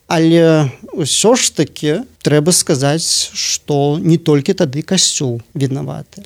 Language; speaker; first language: Belarusian; native; Belarusian